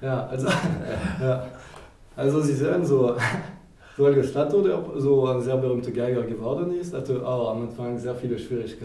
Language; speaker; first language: German; non-native, fluent; French